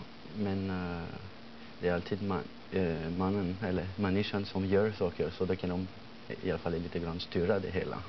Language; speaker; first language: Swedish; non-native, fluent; French